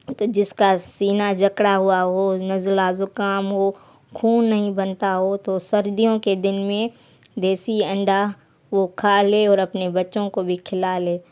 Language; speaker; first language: Urdu; non-native, local second language; Sindhi